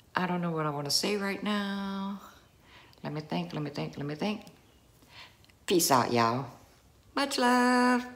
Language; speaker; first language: English; native; English